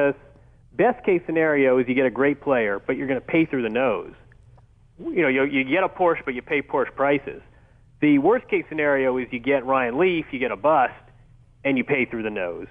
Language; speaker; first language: English; native; English